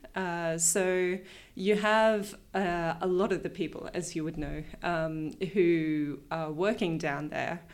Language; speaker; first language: English; native; English